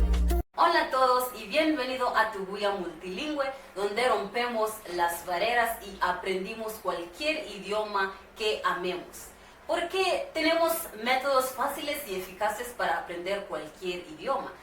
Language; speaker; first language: Spanish; non-native, learner; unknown